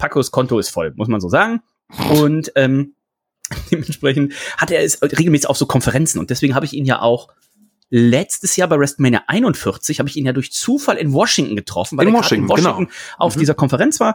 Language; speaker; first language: German; native; German